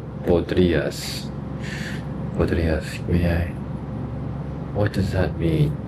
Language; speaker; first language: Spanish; non-native, learner; English